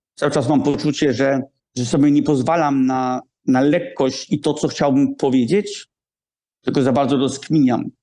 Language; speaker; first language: Polish; early bilingual, heritage; Polish